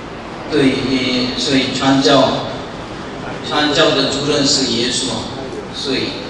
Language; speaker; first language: Chinese; non-native, learner; Korean